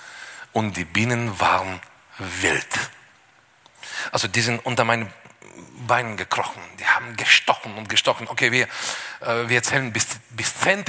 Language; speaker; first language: German; non-native, fluent; Bulgarian